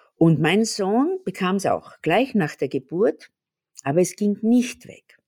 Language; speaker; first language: German; native; German